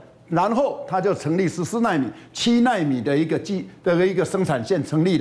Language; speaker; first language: Chinese; native; Chinese